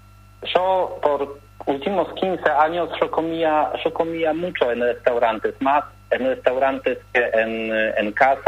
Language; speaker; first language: Spanish; non-native, learner; Polish